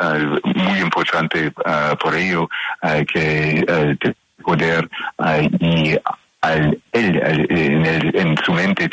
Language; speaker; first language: Spanish; non-native, learner; English